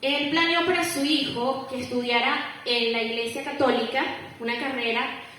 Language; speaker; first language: Spanish; native; Spanish